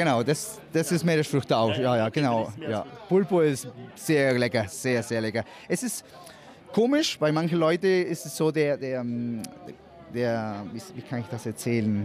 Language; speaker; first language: German; non-native, fluent; Spanish